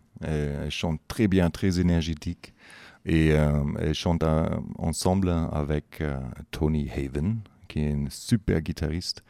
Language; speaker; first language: French; non-native, fluent; German